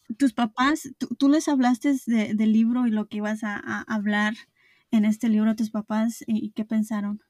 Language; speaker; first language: Spanish; early bilingual, heritage; Spanish